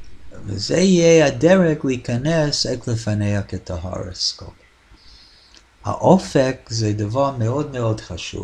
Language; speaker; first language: Hebrew; non-native, fluent; English